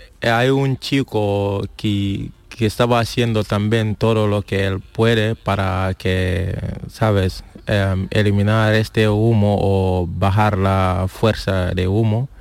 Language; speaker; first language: Spanish; non-native, learner; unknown